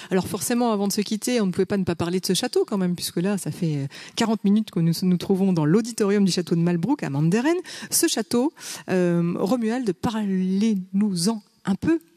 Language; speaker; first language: French; native; French